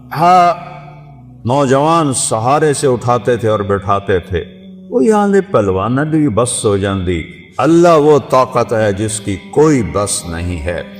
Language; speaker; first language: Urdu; non-native, local second language; Saraiki